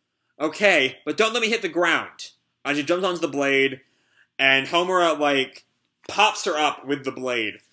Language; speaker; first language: English; native; English